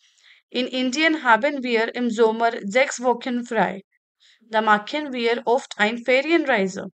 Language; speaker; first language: German; non-native, fluent; Hindi